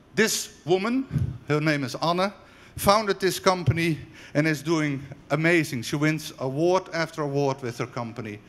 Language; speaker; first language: English; non-native, fluent; Dutch